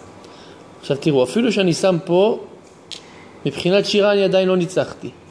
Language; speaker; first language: Hebrew; native; Hebrew